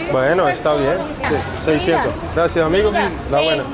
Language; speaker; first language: Spanish; non-native, learner; English